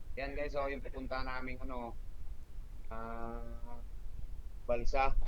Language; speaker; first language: Filipino; native; Filipino